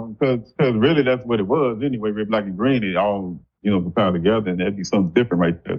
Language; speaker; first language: English; native; English